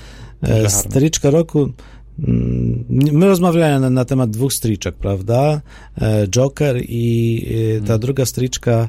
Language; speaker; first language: Polish; non-native, fluent; Ukrainian